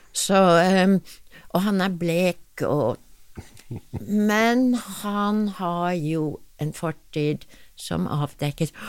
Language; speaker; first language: Norwegian; non-native, fluent; English